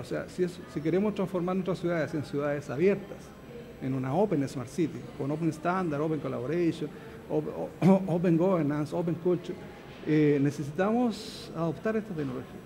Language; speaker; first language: Spanish; native; Spanish